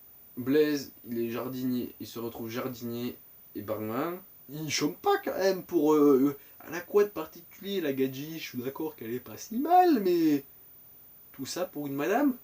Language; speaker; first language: French; native; French